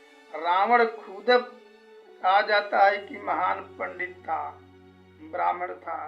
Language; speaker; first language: Hindi; native; Hindi